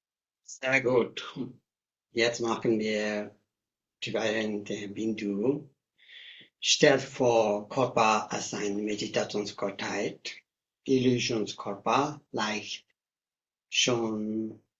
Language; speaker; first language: German; non-native, learner; Tibetan